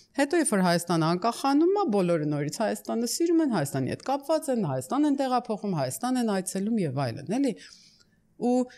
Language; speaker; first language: Armenian; early bilingual, heritage; Armenian